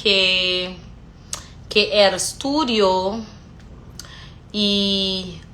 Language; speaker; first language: Spanish; non-native, learner; Haitian Creole